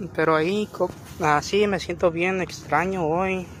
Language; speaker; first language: Spanish; early bilingual, heritage; Spanish